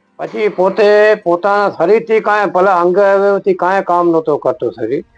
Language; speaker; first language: Gujarati; non-native, local second language; Kachhi